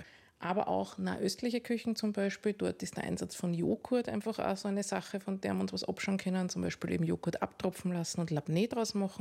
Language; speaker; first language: German; native; German